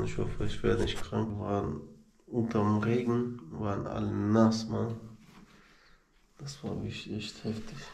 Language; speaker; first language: German; non-native, learner; Russian